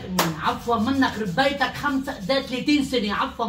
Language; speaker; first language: Arabic; native; Arabic